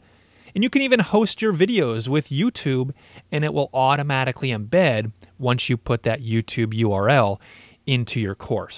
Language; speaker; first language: English; native; English